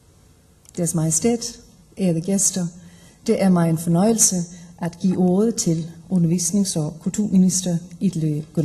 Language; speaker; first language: Danish; non-native, fluent; Icelandic